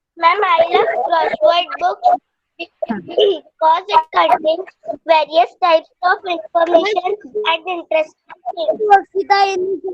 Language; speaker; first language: English; non-native, learner; Hindi